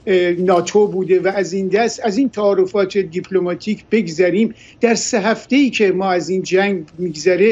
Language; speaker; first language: Persian; native; Persian